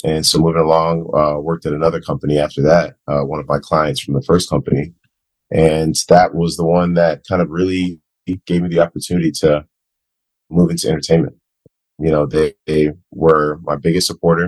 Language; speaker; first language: English; non-native, local second language; Akan